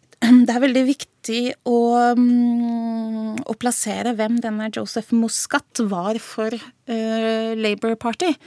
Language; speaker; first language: Norwegian; early bilingual, heritage; Norwegian